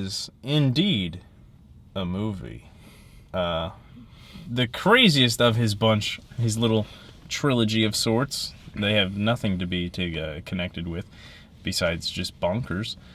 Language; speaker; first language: English; native; English